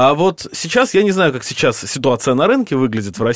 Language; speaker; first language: Russian; native; Russian